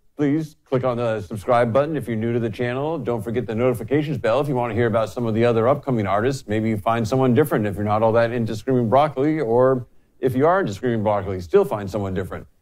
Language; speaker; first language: English; native; English